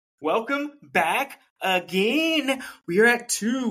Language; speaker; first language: English; native; English